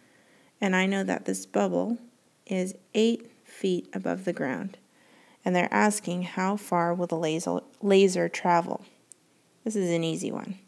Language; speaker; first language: English; native; English